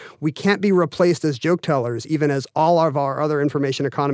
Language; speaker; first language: English; native; English